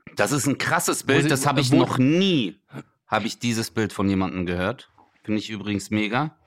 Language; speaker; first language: German; early bilingual, other home language; Turkish